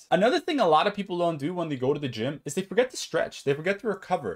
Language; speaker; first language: English; native; English